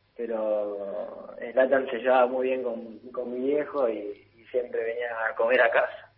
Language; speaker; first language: Spanish; early bilingual, heritage; Italian